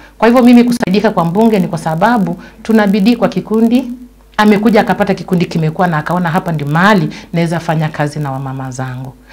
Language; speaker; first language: Swahili; non-native, local second language; Luyia